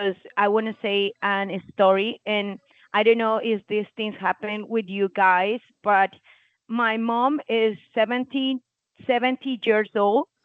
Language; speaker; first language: English; non-native, learner; Spanish